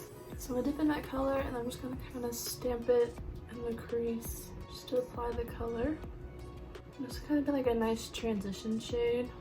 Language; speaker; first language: English; native; English